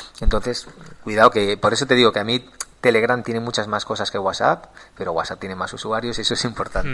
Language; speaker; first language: Spanish; native; Spanish